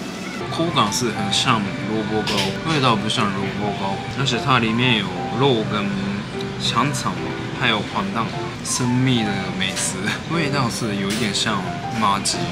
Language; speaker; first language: Chinese; early bilingual, heritage; Japanese